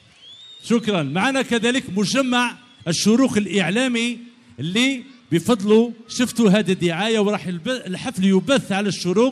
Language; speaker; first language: Arabic; native; Arabic